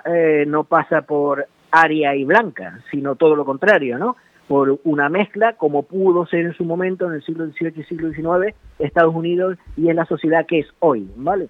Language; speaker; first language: Spanish; native; Spanish